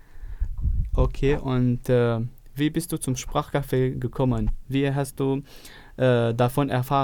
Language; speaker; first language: German; non-native, learner; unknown